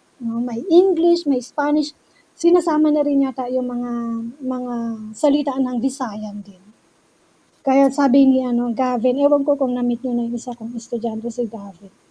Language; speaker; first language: Filipino; native; Filipino